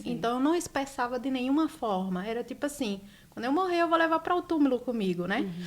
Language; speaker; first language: Portuguese; native; Portuguese